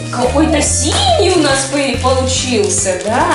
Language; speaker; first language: Russian; native; Russian